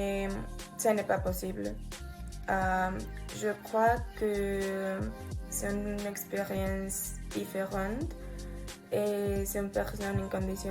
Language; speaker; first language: French; non-native, learner; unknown